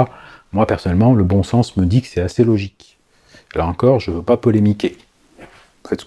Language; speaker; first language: French; native; French